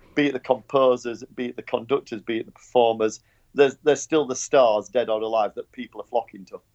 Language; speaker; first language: English; native; English